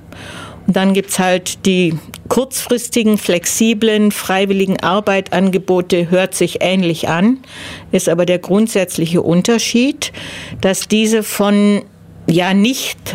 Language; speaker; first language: German; native; German